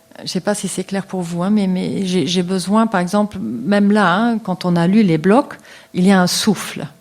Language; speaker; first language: French; non-native, local second language; Luxembourgish